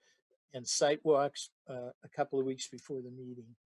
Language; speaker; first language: English; native; English